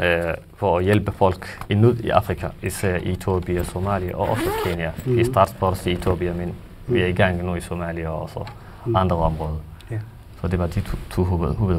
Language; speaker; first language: Danish; non-native, fluent; Somali